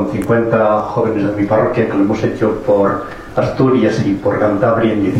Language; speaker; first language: Spanish; native; Spanish